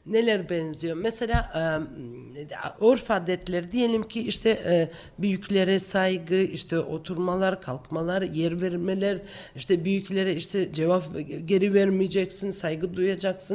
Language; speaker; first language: Turkish; non-native, fluent; Georgian